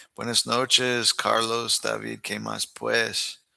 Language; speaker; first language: Spanish; non-native, learner; English